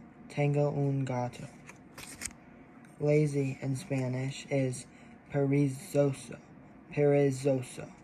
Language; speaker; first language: Spanish; non-native, learner; English